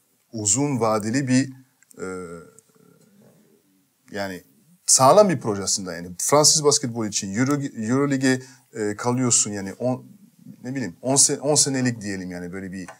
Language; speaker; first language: Turkish; non-native, fluent; French